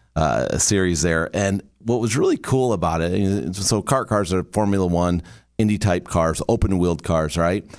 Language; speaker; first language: English; native; English